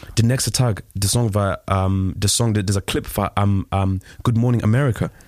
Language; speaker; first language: German; non-native, learner; Shona